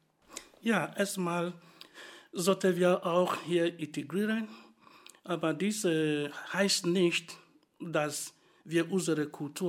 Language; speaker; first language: German; non-native, fluent; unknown